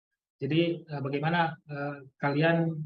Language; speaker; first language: Indonesian; native; Indonesian